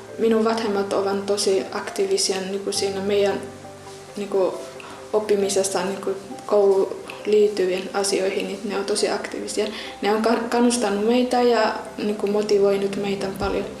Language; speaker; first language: Finnish; non-native, fluent; Burmese